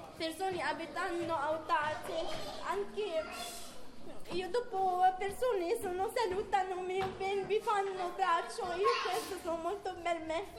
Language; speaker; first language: Italian; non-native, learner; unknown